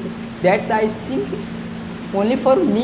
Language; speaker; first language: English; non-native, learner; Hindi